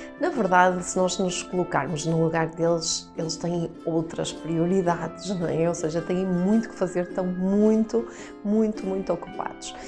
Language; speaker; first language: Portuguese; native; Portuguese